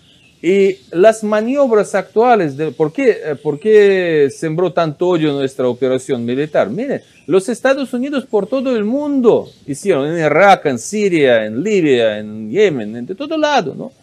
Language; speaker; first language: Spanish; non-native, fluent; Russian